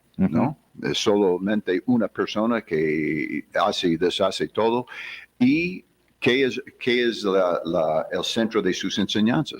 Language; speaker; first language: Spanish; non-native, fluent; English